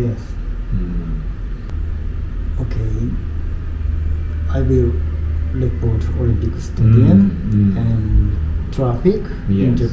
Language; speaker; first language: English; non-native, learner; Japanese